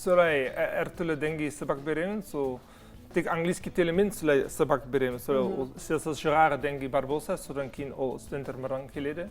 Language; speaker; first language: Kazakh; non-native, learner; Dutch